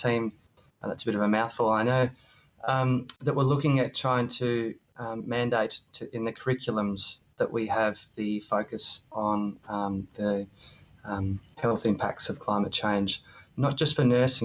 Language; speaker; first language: English; native; English